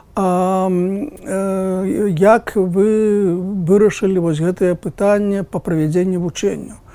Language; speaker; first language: Belarusian; native; Belarusian